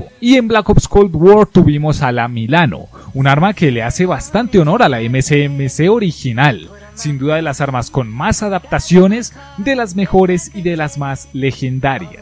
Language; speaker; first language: Spanish; native; Spanish